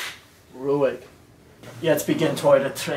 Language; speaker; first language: German; non-native, learner; English